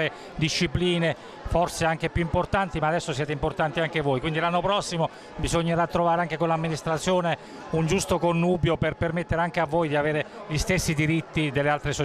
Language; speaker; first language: Italian; native; Italian